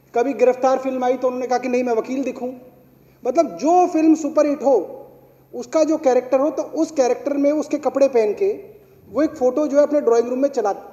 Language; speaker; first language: Hindi; native; Hindi